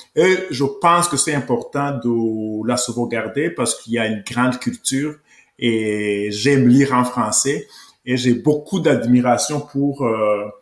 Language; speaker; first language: French; non-native, local second language; Kinyarwanda